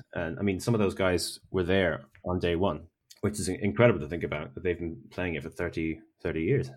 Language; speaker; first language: English; native; English